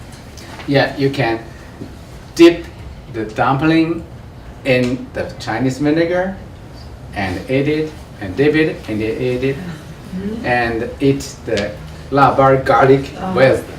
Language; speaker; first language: English; non-native, learner; Chinese